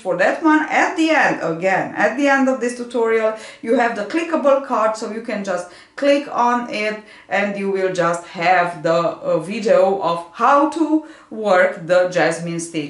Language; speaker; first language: English; non-native, fluent; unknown